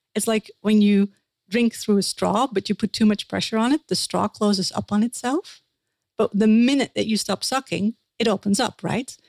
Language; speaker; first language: English; non-native, fluent; Dutch